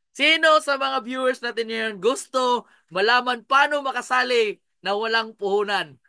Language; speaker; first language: Filipino; non-native, local second language; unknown